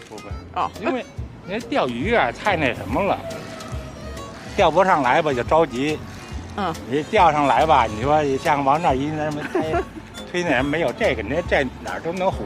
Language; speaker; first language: Chinese; native; Chinese